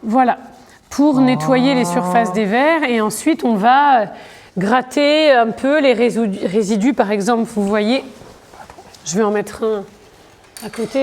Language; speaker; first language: French; native; French